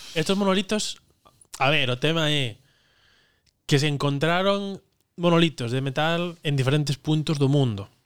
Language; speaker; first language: Galician; non-native, local second language; Spanish